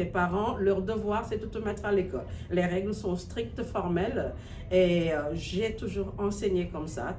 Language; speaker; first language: French; non-native, local second language; Wolof